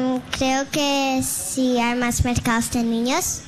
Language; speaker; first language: Spanish; early bilingual, heritage; Spanish